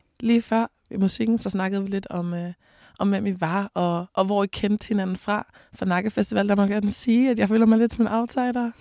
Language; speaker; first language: Danish; native; Danish